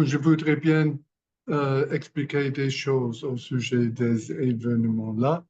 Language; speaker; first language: French; non-native, learner; English